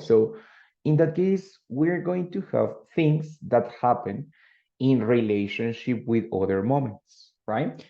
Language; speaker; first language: English; non-native, fluent; Spanish